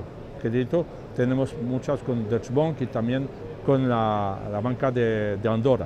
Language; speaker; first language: Spanish; non-native, learner; French